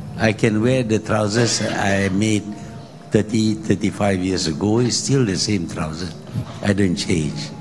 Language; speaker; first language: English; non-native, local second language; Malay